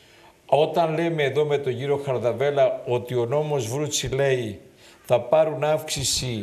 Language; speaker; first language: Greek; native; Greek